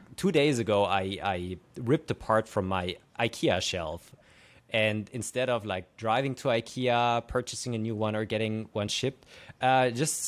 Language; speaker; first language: English; non-native, fluent; German